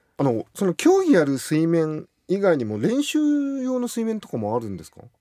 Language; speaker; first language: Japanese; native; Japanese